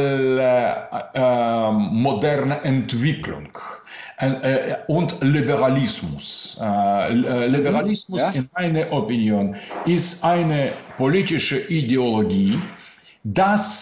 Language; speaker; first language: German; non-native, learner; Russian